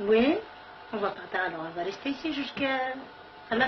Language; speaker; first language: French; non-native, learner; Kabyle